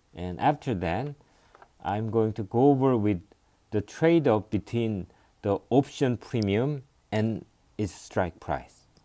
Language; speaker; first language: English; non-native, fluent; Korean